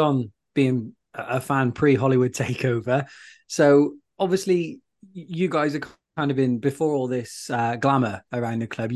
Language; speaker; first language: English; native; English